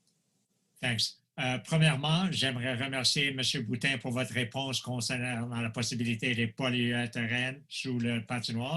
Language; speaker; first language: French; non-native, local second language; English